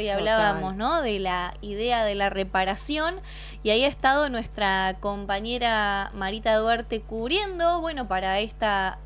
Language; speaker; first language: Spanish; native; Spanish